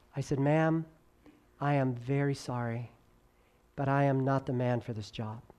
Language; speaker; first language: English; native; English